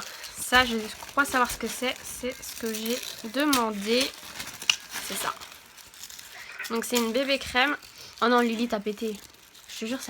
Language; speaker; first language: French; native; French